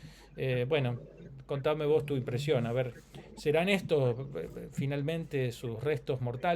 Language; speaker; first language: Spanish; native; Spanish